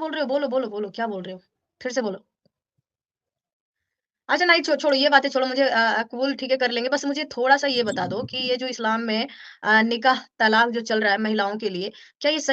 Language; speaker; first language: Hindi; native; Hindi